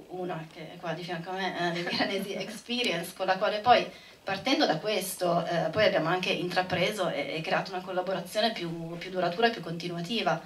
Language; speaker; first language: Italian; native; Italian